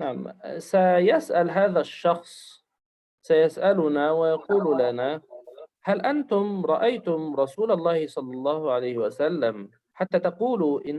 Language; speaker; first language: Arabic; native; Arabic